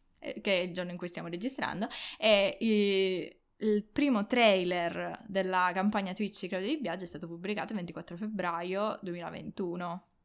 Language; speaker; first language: Italian; native; Italian